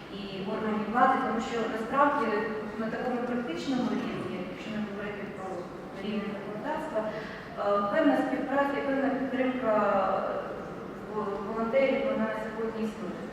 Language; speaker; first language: Ukrainian; native; Ukrainian